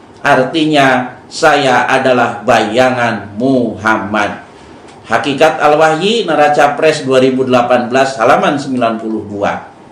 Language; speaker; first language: Indonesian; native; Indonesian